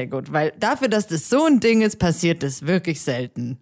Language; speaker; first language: German; native; German